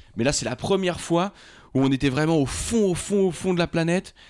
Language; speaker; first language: French; native; French